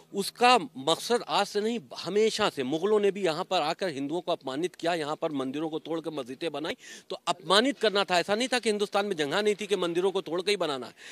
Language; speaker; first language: Hindi; native; Hindi